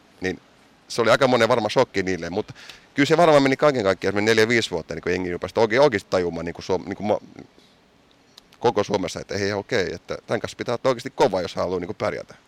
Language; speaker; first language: Finnish; early bilingual, heritage; Finnish